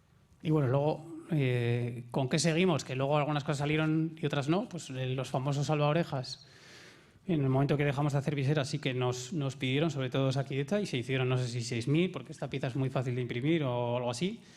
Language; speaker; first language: Spanish; native; Spanish